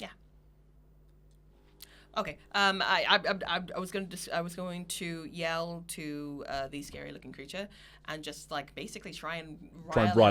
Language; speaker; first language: English; native; English